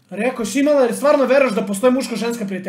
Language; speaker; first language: Bosnian; native; Bosnian